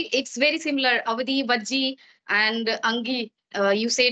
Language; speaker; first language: English; non-native, learner; Maithili